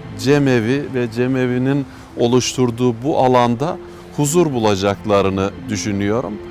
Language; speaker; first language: Turkish; native; Turkish